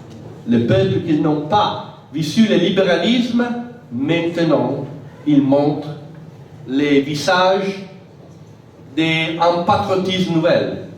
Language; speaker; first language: French; non-native, fluent; Italian